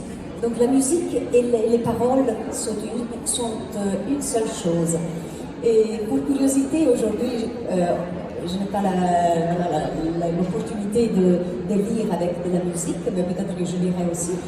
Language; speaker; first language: French; non-native, fluent; Italian